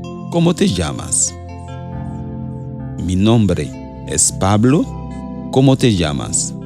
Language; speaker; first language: Spanish; non-native, fluent; Haitian Creole